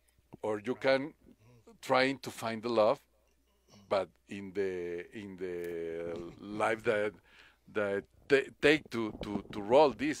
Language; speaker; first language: English; non-native, learner; Spanish